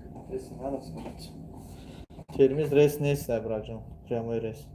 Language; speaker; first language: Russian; non-native, fluent; Tajik